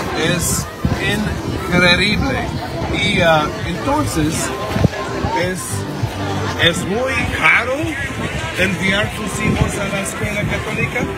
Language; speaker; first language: Spanish; non-native, learner; English